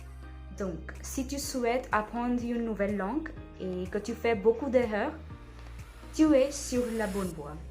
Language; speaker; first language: French; non-native, learner; Hindi